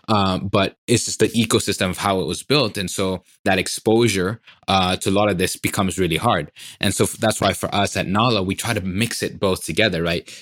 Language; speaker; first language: English; non-native, local second language; Swahili